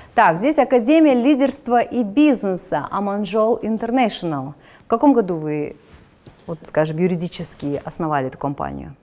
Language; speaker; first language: Russian; native; Russian